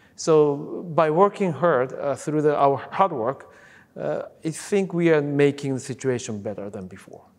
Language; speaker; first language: English; non-native, fluent; Japanese